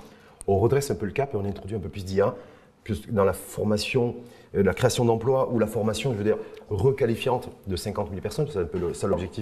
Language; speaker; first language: French; non-native, local second language; Arabic